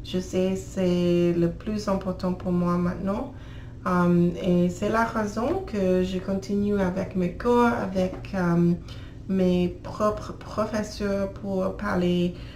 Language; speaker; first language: French; non-native, learner; English